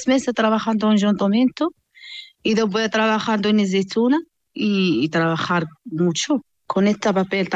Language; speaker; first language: Spanish; non-native, learner; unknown